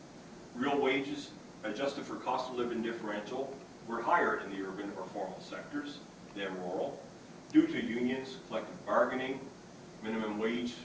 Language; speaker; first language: English; native; English